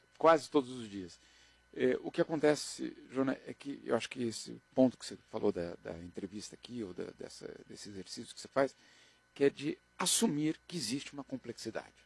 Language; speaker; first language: Portuguese; native; Portuguese